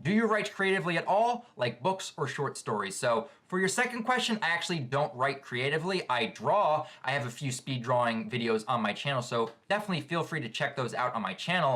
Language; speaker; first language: English; native; English